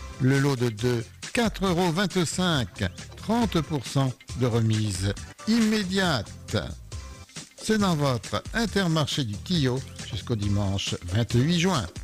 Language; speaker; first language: French; native; French